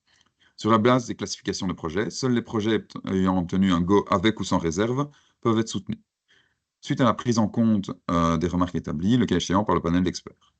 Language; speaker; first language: French; native; French